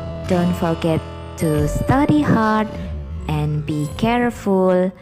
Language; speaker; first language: English; non-native, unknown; Indonesian